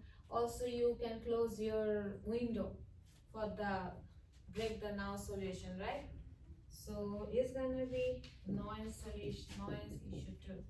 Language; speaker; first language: English; non-native, fluent; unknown